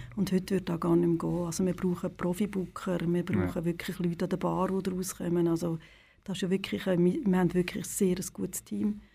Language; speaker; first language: German; native; German